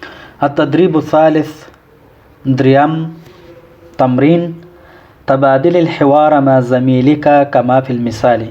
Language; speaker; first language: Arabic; non-native, fluent; Pashto